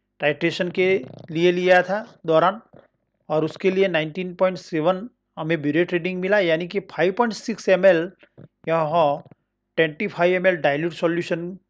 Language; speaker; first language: Hindi; non-native, local second language; Marathi